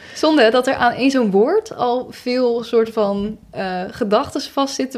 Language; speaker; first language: Dutch; native; Dutch